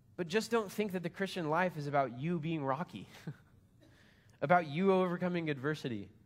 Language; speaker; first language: English; native; English